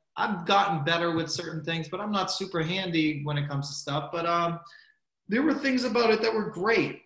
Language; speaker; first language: English; native; English